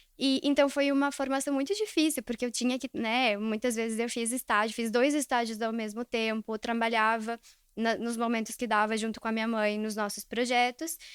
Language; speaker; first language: Portuguese; early bilingual, other home language; Spanish